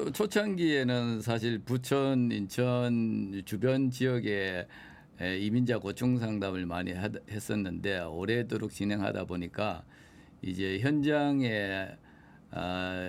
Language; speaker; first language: Korean; native; Korean